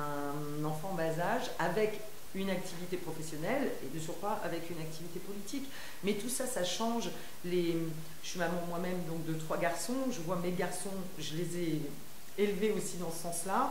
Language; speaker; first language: French; native; French